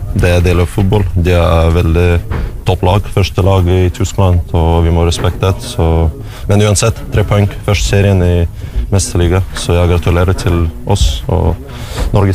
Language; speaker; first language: Norwegian; non-native, learner; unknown